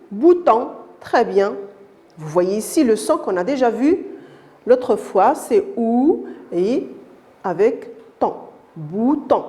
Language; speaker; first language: French; non-native, local second language; Arabic